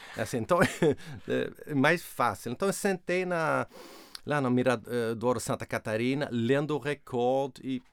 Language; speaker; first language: Portuguese; non-native, fluent; Swedish